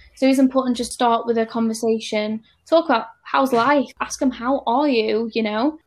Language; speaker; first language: English; native; English